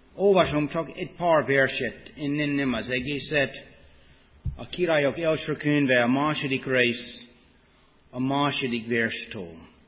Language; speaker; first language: Hungarian; non-native, fluent; English